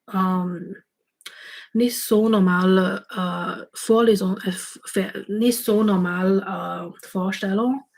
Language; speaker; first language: German; non-native, fluent; Chinese